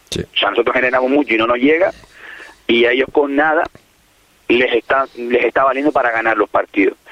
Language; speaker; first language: Spanish; native; Spanish